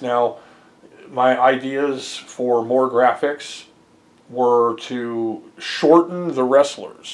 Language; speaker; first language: English; native; English